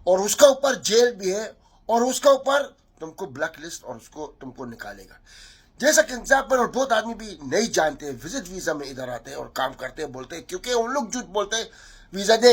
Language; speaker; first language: Hindi; non-native, learner; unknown